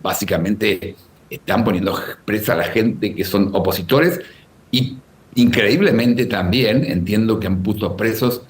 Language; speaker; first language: Spanish; native; Spanish